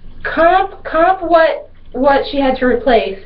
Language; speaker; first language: English; native; English